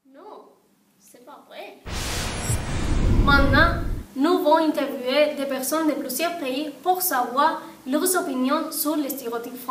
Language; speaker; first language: French; non-native, learner; Portuguese